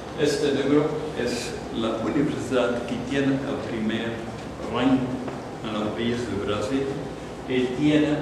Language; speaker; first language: Spanish; non-native, fluent; Dutch